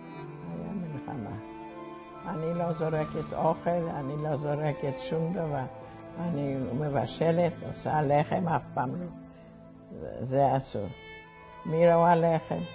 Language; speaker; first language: Hebrew; non-native, fluent; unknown